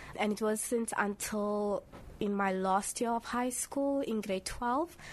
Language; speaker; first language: English; early bilingual, other home language; Somali